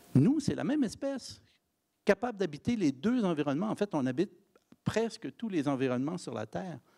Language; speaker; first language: French; native; French